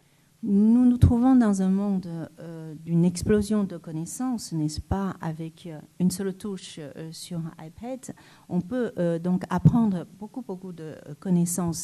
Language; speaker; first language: French; non-native, fluent; Chinese